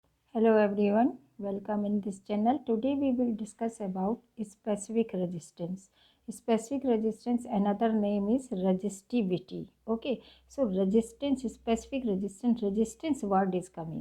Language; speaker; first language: English; non-native, local second language; Hindi